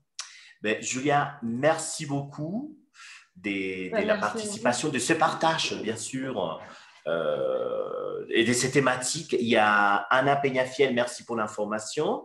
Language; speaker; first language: French; non-native, fluent; Spanish